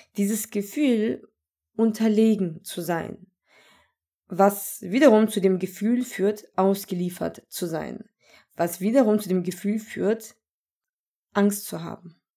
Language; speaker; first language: German; early bilingual, other home language; Turkish